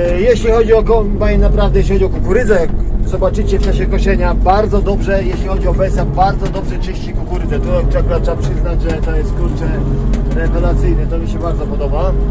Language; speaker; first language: Polish; native; Polish